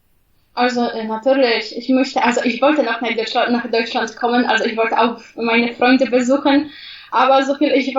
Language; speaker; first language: German; non-native, fluent; Polish